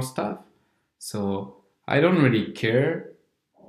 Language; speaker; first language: English; non-native, fluent; French